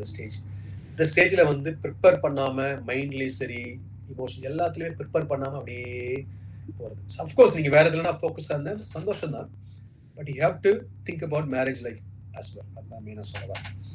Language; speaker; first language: Tamil; native; Tamil